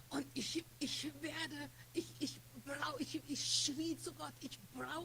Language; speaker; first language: German; non-native, fluent; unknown